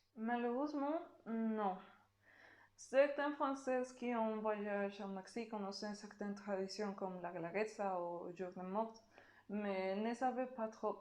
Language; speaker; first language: French; non-native, learner; Spanish